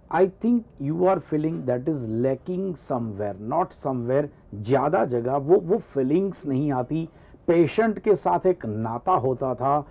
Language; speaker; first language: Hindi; non-native, local second language; Gujarati